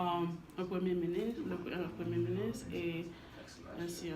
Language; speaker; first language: French; non-native, learner; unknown